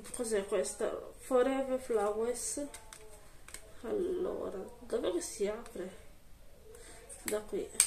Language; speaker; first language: Italian; native; Italian